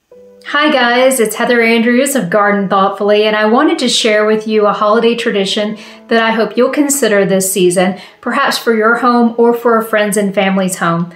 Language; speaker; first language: English; native; English